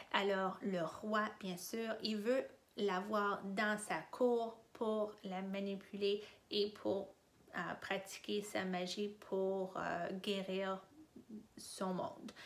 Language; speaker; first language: French; non-native, fluent; English